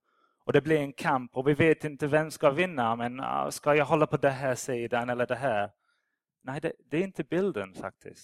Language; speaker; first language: Swedish; non-native, fluent; English